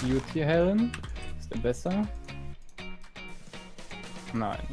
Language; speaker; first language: German; native; German